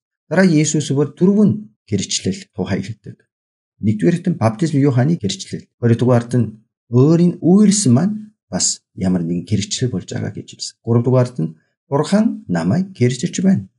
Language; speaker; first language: Mongolian; non-native, fluent; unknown